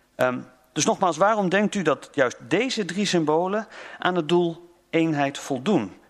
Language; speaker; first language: Dutch; native; Dutch